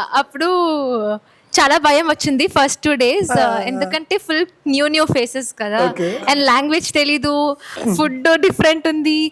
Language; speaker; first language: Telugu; non-native, learner; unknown